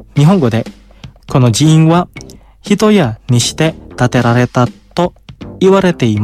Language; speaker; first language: Japanese; non-native, fluent; Indonesian